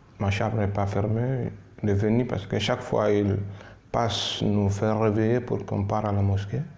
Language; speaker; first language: French; non-native, local second language; Fula